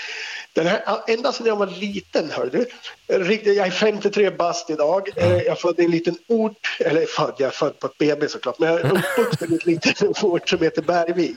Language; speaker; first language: Swedish; native; Swedish